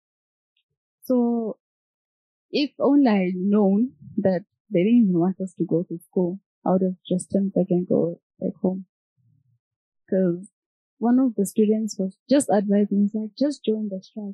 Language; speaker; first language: English; non-native, local second language; Shona